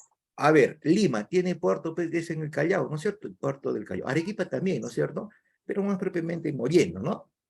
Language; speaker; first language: Spanish; native; Spanish